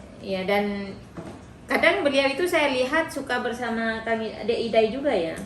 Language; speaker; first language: Indonesian; native; Indonesian